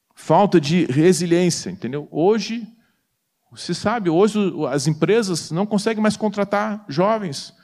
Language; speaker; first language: Portuguese; native; Portuguese